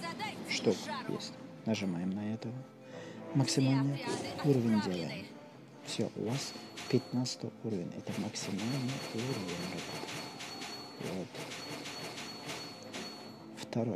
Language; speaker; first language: Russian; non-native, local second language; Uzbek